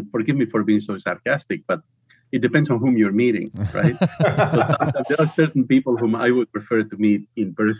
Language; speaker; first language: English; non-native, fluent; Spanish